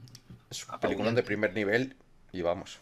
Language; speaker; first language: Spanish; native; Spanish